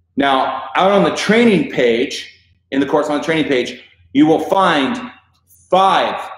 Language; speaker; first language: English; native; English